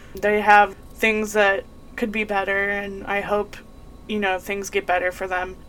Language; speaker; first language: English; native; English